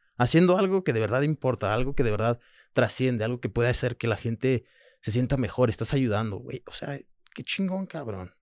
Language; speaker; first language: Spanish; early bilingual, other home language; French